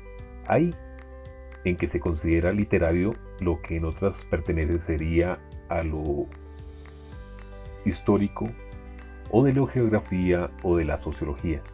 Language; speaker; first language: Spanish; native; Spanish